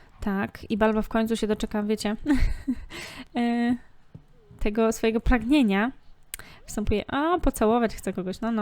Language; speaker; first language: Polish; native; Polish